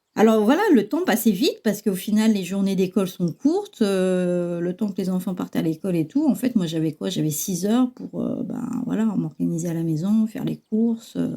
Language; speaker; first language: French; early bilingual, other home language; Chinese